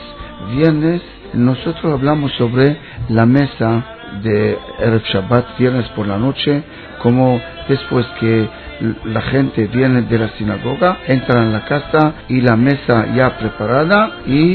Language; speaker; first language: Spanish; non-native, learner; Hebrew